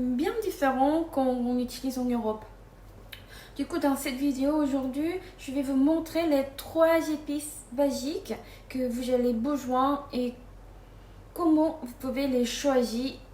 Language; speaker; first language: French; non-native, fluent; Korean